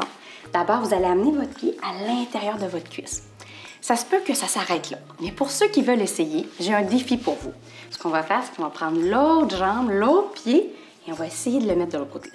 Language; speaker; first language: French; native; French